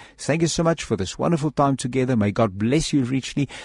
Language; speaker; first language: English; non-native, local second language; Afrikaans